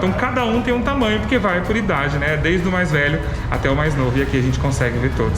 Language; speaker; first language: Portuguese; native; Portuguese